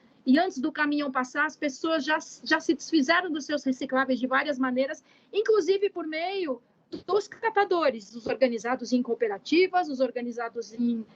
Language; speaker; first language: Portuguese; native; Portuguese